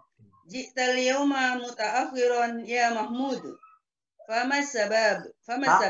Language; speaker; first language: Arabic; non-native, learner; Indonesian